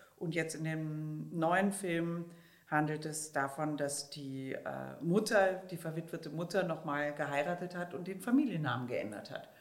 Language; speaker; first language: German; native; German